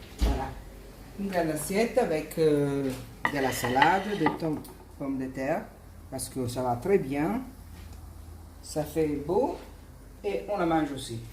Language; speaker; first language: French; non-native, fluent; Italian